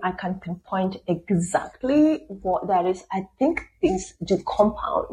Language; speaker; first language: English; non-native, local second language; Luo (Kenya and Tanzania)